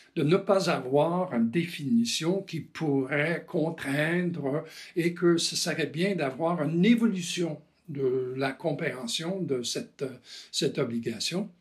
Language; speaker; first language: French; non-native, fluent; English